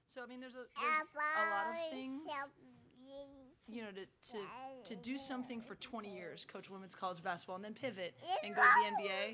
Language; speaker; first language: English; native; English